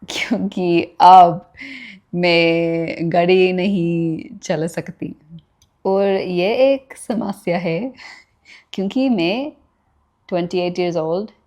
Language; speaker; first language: Hindi; non-native, learner; English